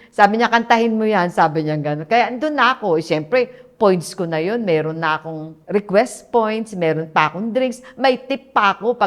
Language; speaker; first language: Filipino; native; Filipino